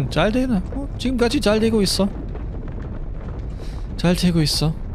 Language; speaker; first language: Korean; non-native, fluent; German